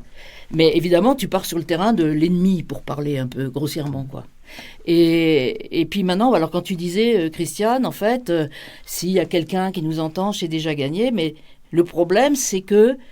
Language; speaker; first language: French; native; French